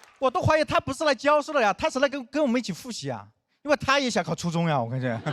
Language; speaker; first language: Chinese; non-native, local second language; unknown